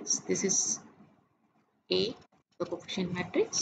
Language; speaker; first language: English; non-native, local second language; Hindi